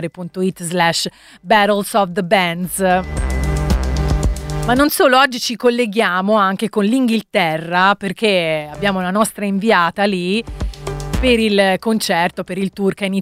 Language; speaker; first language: Italian; native; Italian